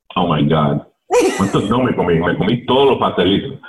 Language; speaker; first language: Spanish; early bilingual, heritage; Spanish